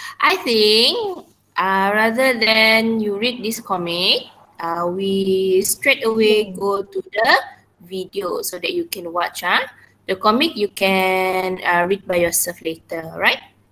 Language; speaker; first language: English; non-native, local second language; Malay